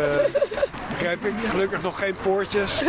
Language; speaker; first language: Dutch; native; Dutch